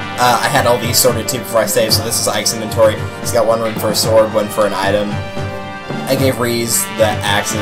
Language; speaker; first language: English; native; English